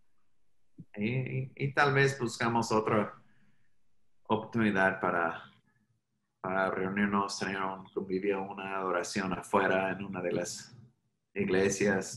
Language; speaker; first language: Spanish; non-native, fluent; English